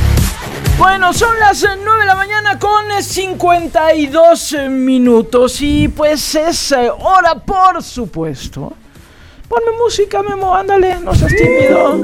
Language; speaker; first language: Spanish; native; Spanish